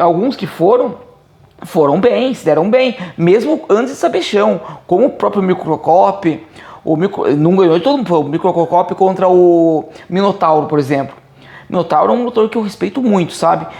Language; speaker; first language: Portuguese; native; Portuguese